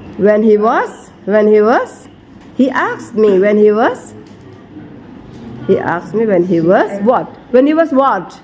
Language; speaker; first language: English; non-native, fluent; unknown